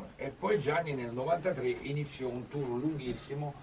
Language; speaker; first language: Italian; native; Italian